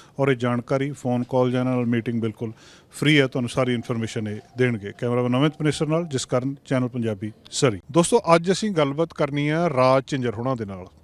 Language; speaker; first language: Punjabi; native; Punjabi